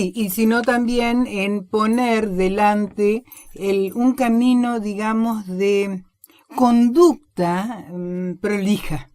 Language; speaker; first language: Spanish; native; Spanish